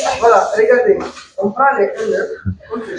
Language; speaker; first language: French; non-native, fluent; Russian